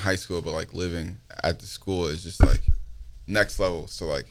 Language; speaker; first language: English; native; English